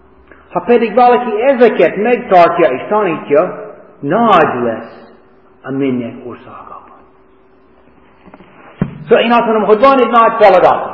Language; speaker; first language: Hungarian; non-native, fluent; English